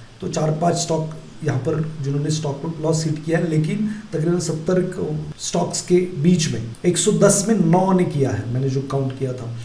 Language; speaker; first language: Hindi; non-native, local second language; Marathi